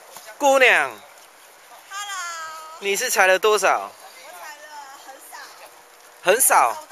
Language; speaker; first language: Chinese; native; Chinese